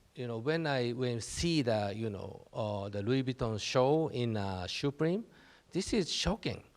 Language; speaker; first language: English; non-native, learner; Japanese